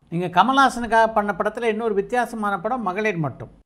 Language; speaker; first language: Tamil; native; Tamil